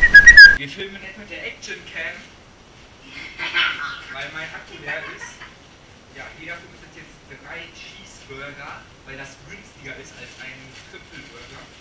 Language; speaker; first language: German; native; German